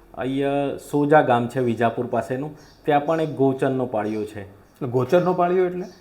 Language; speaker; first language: Gujarati; native; Gujarati